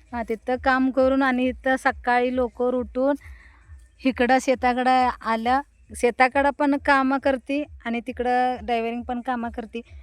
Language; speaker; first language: Marathi; non-native, local second language; Kannada